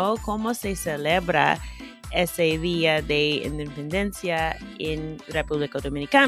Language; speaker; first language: Spanish; non-native, fluent; English